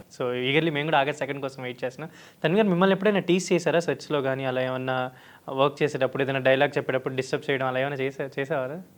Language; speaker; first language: Telugu; native; Telugu